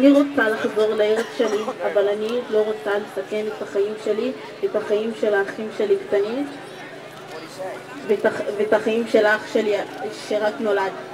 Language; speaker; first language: Hebrew; early bilingual, other home language; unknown